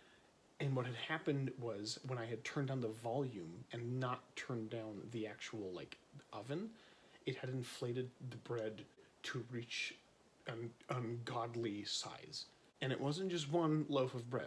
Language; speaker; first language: English; native; English